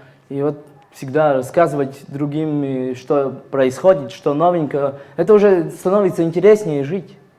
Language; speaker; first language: Russian; non-native, fluent; Latvian